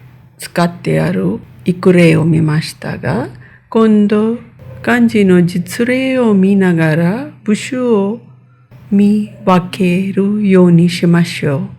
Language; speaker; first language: Japanese; non-native, fluent; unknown